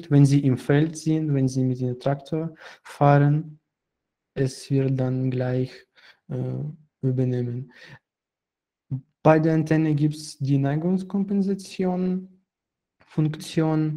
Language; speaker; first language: German; non-native, fluent; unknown